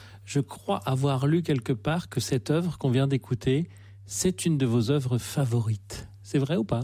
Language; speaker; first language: French; native; French